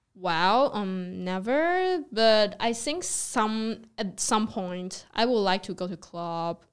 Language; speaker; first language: English; non-native, fluent; Chinese